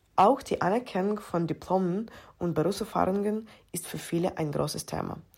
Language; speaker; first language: German; non-native, fluent; Ukrainian